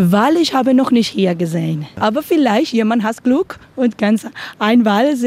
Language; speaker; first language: German; non-native, learner; Spanish